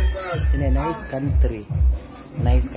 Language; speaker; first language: English; non-native, learner; Filipino